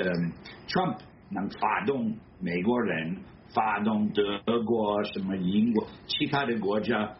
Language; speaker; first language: Chinese; non-native, fluent; English